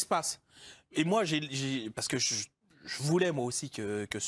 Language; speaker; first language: French; native; French